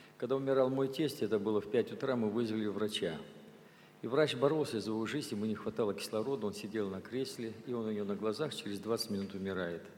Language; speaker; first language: Russian; native; Russian